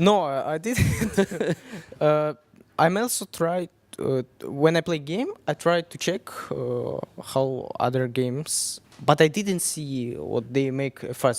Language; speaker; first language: English; non-native, learner; Russian